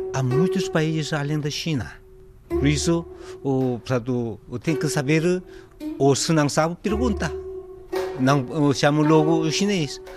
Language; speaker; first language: Portuguese; non-native, fluent; Korean